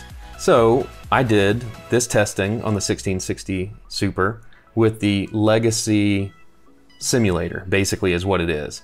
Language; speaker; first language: English; native; English